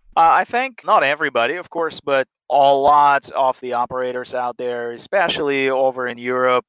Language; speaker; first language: English; non-native, fluent; Russian